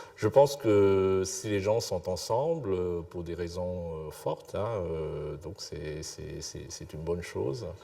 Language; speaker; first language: French; early bilingual, other home language; Chinese